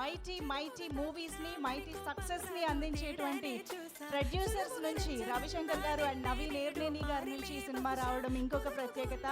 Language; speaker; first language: Telugu; native; Telugu